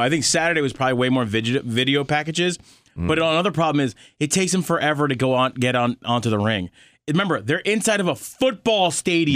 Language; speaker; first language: English; native; English